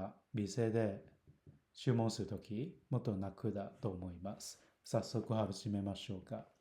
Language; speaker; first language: Japanese; non-native, fluent; Cantonese